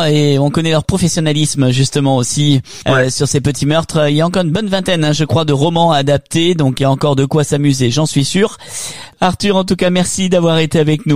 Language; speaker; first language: French; native; French